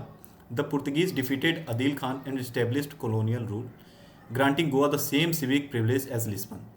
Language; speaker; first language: English; non-native, local second language; Hindi